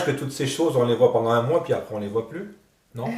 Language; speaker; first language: French; native; French